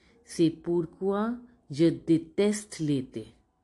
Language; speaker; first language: French; non-native, fluent; Hindi